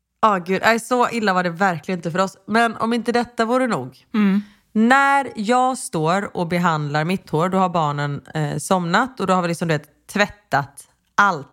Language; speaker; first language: Swedish; native; Swedish